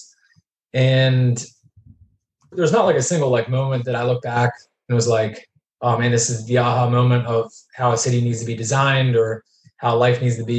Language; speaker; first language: English; native; English